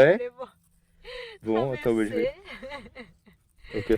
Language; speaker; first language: French; native; French